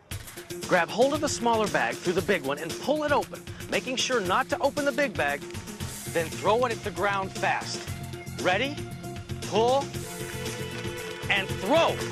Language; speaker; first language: English; native; English